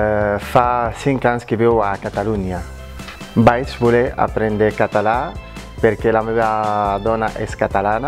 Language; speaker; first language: Catalan; non-native, learner; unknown